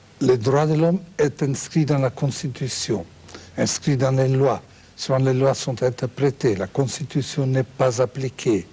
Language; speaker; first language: French; non-native, fluent; Czech